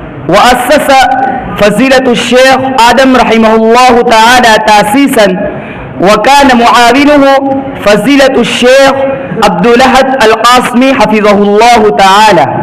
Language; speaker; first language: Arabic; non-native, learner; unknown